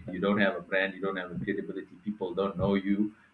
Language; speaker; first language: English; native; English